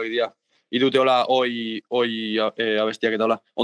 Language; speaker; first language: Basque; native; Basque